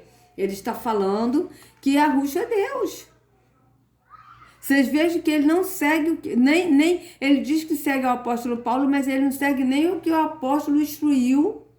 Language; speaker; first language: Portuguese; native; Portuguese